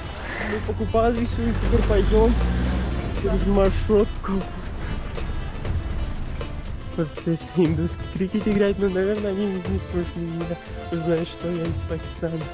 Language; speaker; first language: Russian; non-native, learner; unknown